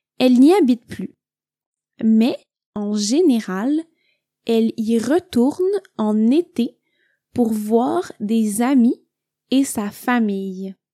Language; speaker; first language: French; native; French